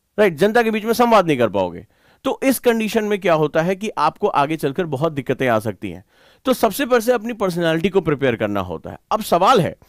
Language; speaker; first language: Hindi; native; Hindi